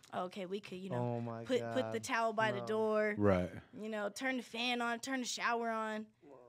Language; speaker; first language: English; native; English